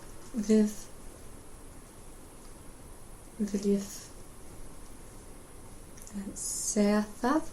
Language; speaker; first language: Icelandic; non-native, learner; English